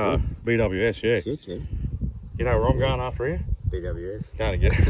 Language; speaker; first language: English; native; English